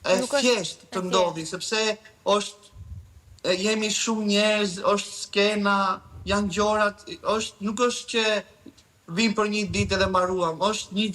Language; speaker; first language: Albanian; early bilingual, heritage; Albanian